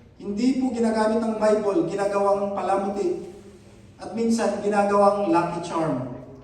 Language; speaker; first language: Filipino; non-native, local second language; Cebuano